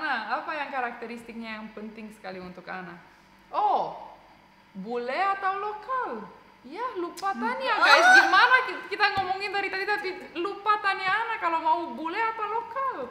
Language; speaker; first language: Indonesian; non-native, fluent; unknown